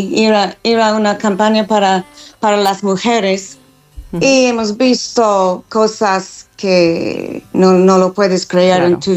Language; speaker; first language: Spanish; non-native, fluent; English